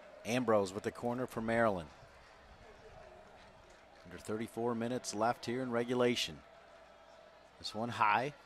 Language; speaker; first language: English; native; English